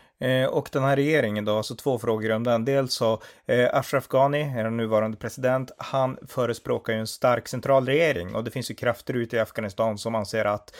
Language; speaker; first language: Swedish; native; Swedish